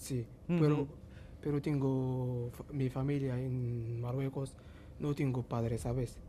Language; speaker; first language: Spanish; non-native, learner; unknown